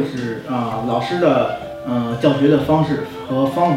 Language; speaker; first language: Ukrainian; non-native, learner; Chinese